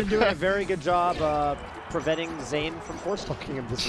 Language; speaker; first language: English; native; English